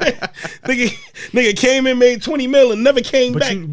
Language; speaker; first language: English; native; English